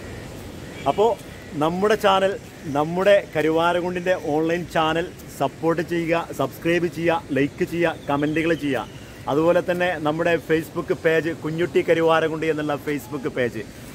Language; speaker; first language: Malayalam; native; Malayalam